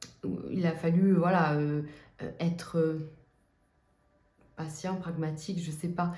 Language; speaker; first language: French; native; French